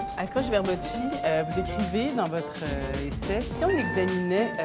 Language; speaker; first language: French; native; French